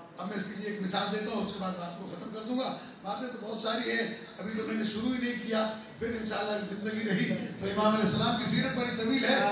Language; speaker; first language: Urdu; non-native, local second language; Sindhi